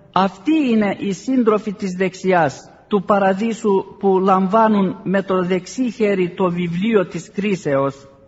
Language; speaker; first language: Greek; non-native, fluent; Arabic